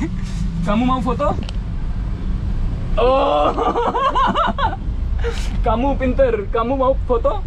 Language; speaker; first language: Indonesian; non-native, learner; Urdu